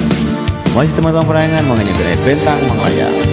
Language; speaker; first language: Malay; non-native, local second language; Sundanese